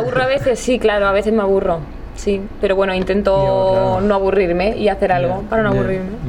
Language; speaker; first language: Spanish; native; Spanish